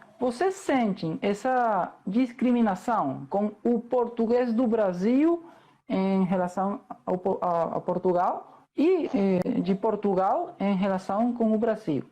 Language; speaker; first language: Portuguese; non-native, fluent; Spanish